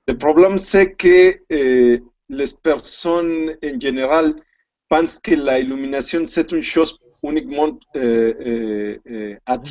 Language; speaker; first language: French; non-native, learner; Spanish